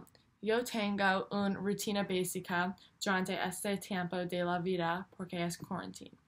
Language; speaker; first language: Spanish; non-native, learner; English